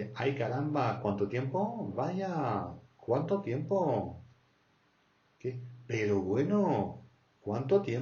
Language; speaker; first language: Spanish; non-native, fluent; French